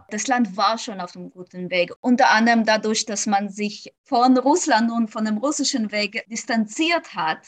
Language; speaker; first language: German; non-native, fluent; Ukrainian